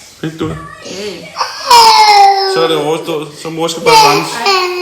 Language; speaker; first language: Danish; non-native, learner; Thai